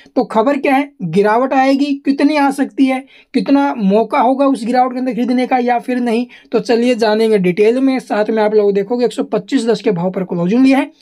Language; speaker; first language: Hindi; native; Hindi